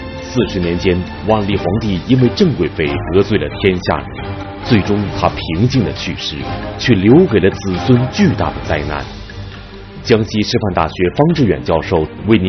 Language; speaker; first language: Chinese; native; Chinese